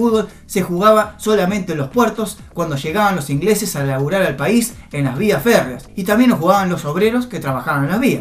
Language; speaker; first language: Spanish; native; Spanish